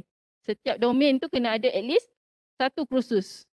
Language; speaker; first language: Malay; native; Malay